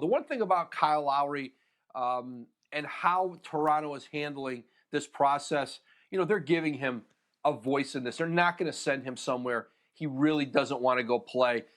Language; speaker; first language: English; native; English